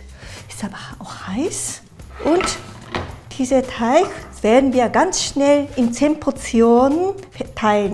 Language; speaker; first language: German; non-native, fluent; Japanese